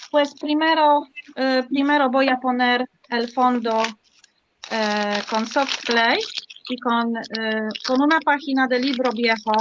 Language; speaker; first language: Spanish; non-native, learner; Polish